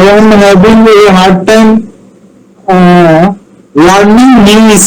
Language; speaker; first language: English; non-native, learner; Bangla